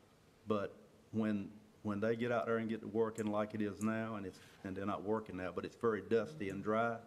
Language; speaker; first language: English; native; English